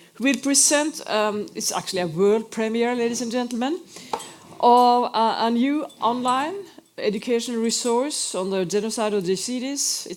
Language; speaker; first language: English; non-native, fluent; Norwegian